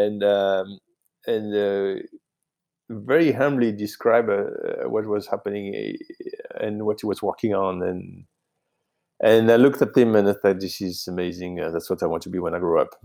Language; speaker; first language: English; non-native, fluent; French